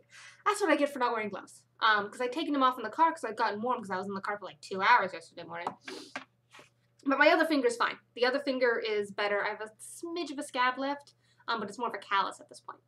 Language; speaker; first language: English; native; English